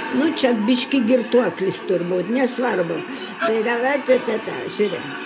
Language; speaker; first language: Lithuanian; early bilingual, heritage; Lithuanian